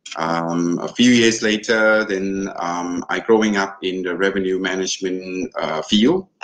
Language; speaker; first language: English; non-native, fluent; Thai